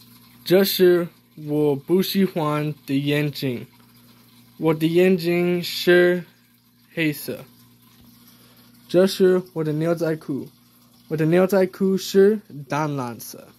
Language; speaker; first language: Chinese; non-native, learner; English